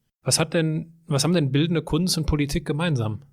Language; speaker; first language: German; native; German